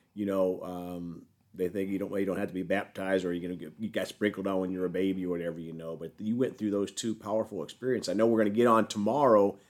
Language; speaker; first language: English; native; English